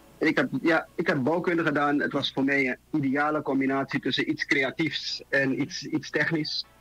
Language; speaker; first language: Dutch; native; Dutch